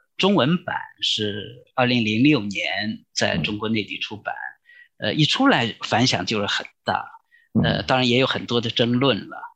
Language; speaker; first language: Chinese; native; Chinese